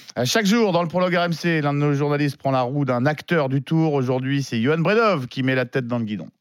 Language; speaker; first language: French; native; French